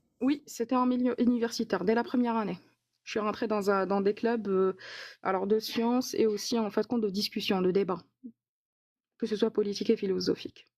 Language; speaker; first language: French; non-native, local second language; Arabic